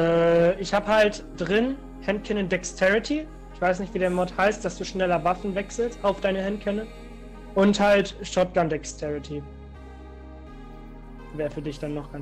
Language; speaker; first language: German; native; German